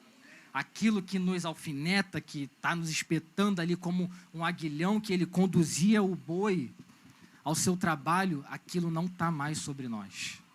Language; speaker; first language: Portuguese; native; Portuguese